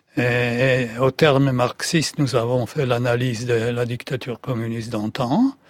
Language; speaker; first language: French; non-native, fluent; Russian